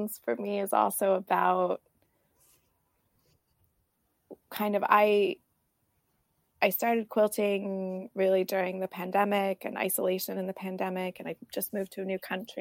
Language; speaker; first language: English; native; English